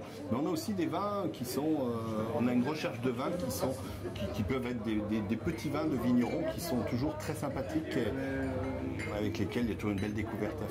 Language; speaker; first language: French; native; French